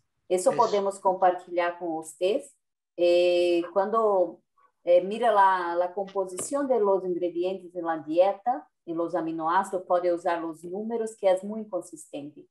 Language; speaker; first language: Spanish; non-native, learner; Portuguese